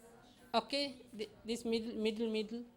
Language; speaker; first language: English; non-native, learner; Sinhala